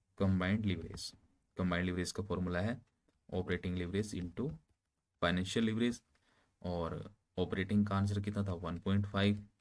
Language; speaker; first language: Hindi; native; Hindi